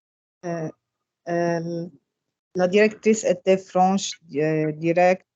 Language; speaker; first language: French; non-native, local second language; Arabic